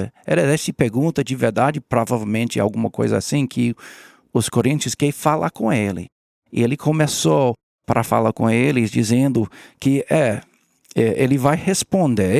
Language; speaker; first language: Portuguese; non-native, learner; English